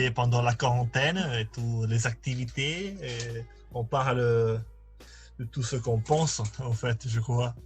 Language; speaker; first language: French; non-native, learner; Italian